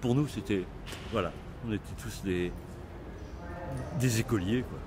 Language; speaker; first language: French; native; French